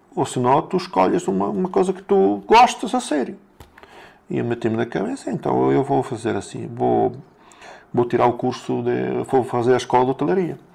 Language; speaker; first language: Portuguese; non-native, learner; Italian